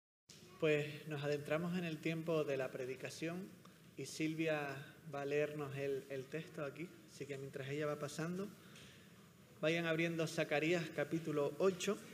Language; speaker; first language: Spanish; native; Spanish